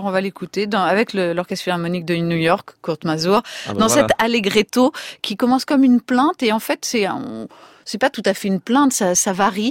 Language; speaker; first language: French; native; French